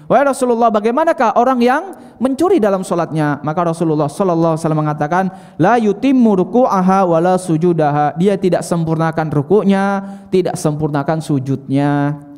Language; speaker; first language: Indonesian; native; Indonesian